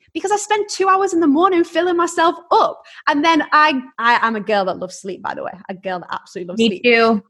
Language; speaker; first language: English; native; English